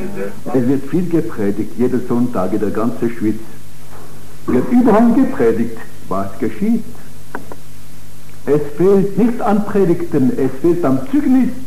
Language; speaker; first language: German; non-native, local second language; French